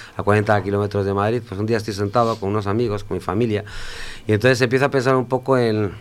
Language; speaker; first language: Spanish; native; Spanish